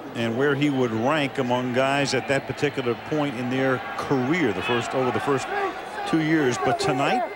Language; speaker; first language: English; native; English